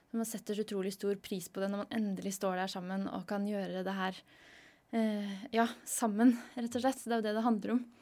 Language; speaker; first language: Norwegian; native; Norwegian